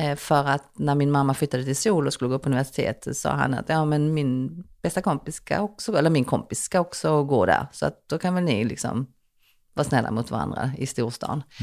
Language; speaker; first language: Swedish; early bilingual, other home language; Korean